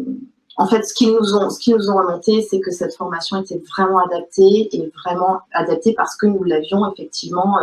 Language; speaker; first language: French; native; French